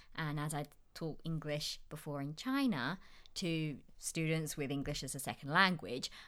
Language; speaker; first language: English; native; English